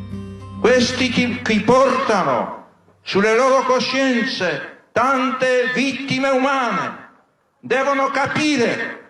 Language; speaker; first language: Italian; non-native, fluent; Polish